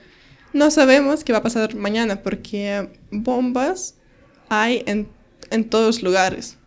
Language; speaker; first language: Spanish; non-native, learner; Ukrainian